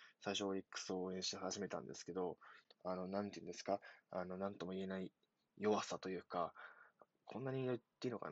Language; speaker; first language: Japanese; native; Japanese